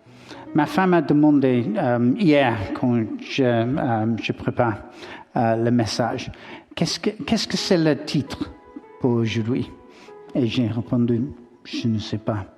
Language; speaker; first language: French; non-native, learner; English